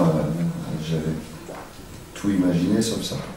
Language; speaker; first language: French; native; French